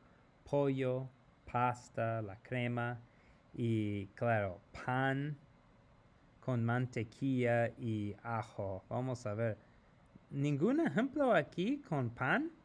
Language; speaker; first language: Spanish; non-native, fluent; English